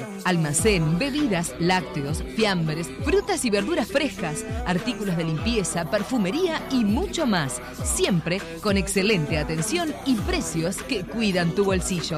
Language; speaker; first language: Spanish; native; Spanish